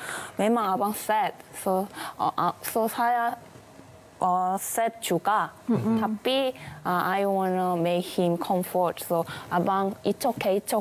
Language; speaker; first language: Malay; non-native, learner; Korean